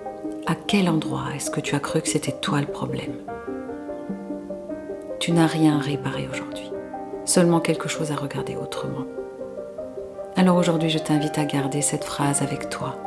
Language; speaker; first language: French; native; French